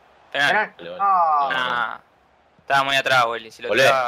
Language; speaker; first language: Spanish; native; Spanish